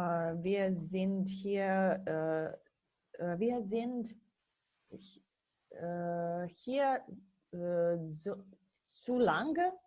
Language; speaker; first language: German; non-native, learner; Serbian